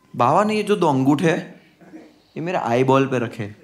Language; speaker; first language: Hindi; non-native, local second language; Gujarati